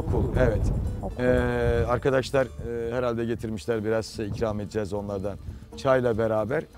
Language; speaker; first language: Turkish; native; Turkish